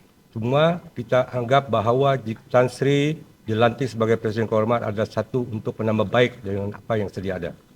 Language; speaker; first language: Malay; native; Malay